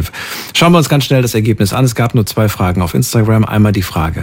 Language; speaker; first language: German; native; German